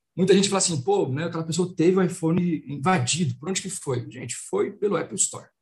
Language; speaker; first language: Portuguese; native; Portuguese